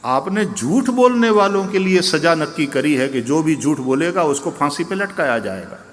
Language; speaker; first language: Hindi; non-native, local second language; Gujarati